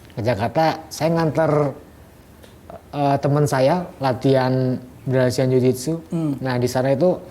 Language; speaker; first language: Indonesian; non-native, local second language; Javanese